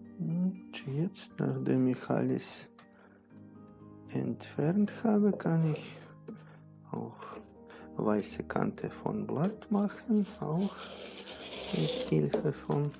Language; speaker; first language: German; non-native, fluent; Russian